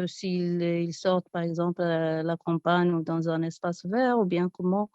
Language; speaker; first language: French; non-native, local second language; Arabic